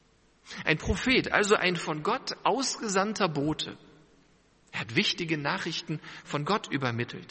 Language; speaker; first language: German; native; German